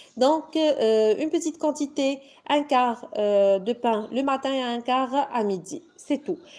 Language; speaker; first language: French; non-native, local second language; Arabic